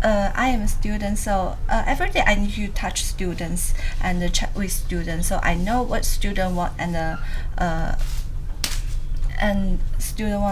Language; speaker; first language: English; non-native, learner; Chinese